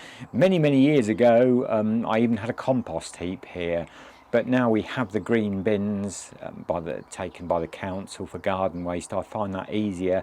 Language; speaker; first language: English; native; English